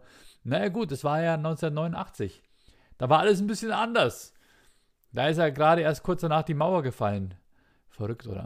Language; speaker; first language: German; native; German